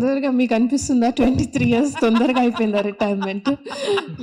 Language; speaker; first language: Telugu; non-native, local second language; Tamil